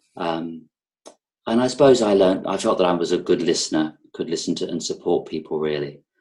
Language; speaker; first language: English; native; English